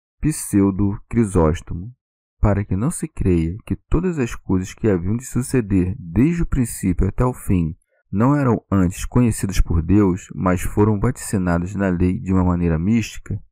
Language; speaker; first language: Portuguese; native; Portuguese